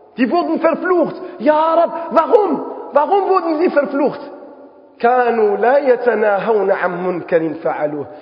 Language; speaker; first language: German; non-native, fluent; Arabic